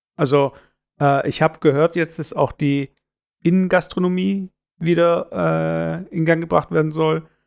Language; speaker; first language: German; native; German